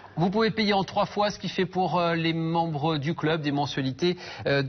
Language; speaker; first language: French; native; French